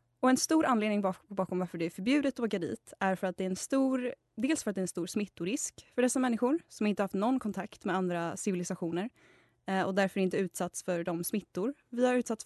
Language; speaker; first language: Swedish; native; Swedish